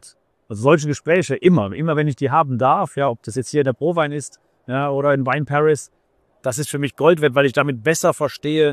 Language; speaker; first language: German; native; German